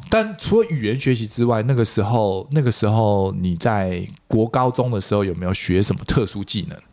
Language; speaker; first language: Chinese; native; Chinese